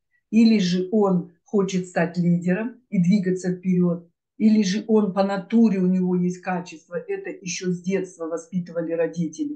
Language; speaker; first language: Russian; native; Russian